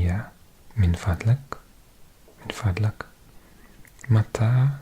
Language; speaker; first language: Arabic; non-native, learner; English